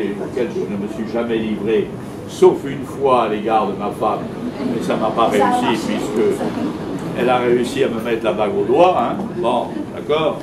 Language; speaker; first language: French; native; French